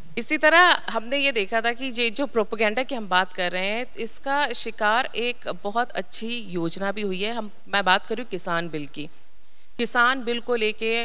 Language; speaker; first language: Hindi; native; Hindi